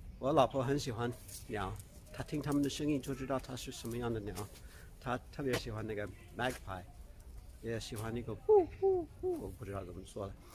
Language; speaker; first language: Chinese; non-native, fluent; English